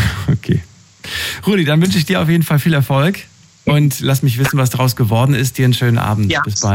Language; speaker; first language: German; native; German